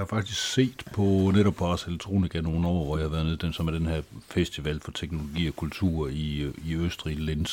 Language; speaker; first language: Danish; native; Danish